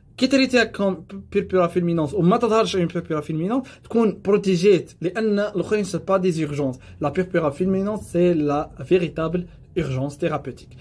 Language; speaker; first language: French; non-native, local second language; Arabic